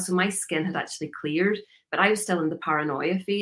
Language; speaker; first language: English; native; English